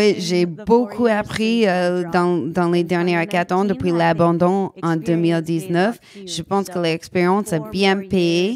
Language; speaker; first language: French; non-native, learner; English